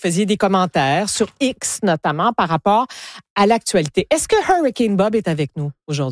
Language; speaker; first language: French; native; French